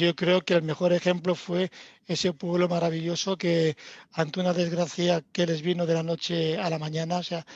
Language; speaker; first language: Spanish; native; Spanish